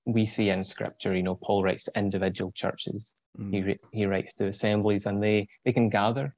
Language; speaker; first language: English; native; English